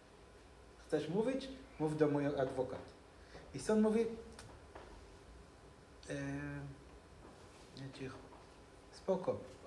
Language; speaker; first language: Polish; non-native, learner; Hebrew